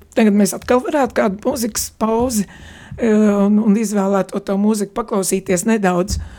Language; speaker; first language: Latvian; native; Latvian